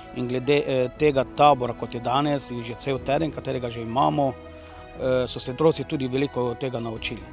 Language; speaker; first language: Slovenian; non-native, local second language; Romany